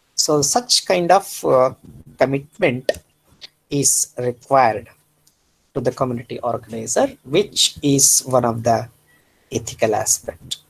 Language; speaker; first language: English; non-native, local second language; Kannada